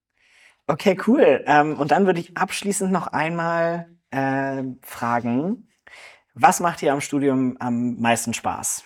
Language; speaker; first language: German; native; German